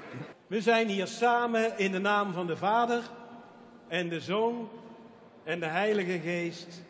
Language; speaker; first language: Dutch; native; Dutch